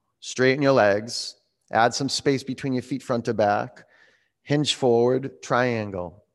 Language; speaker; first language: English; native; English